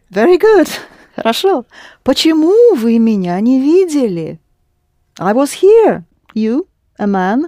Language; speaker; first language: Russian; non-native, fluent; English